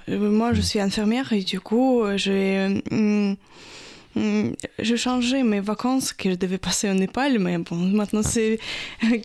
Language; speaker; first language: French; non-native, fluent; Russian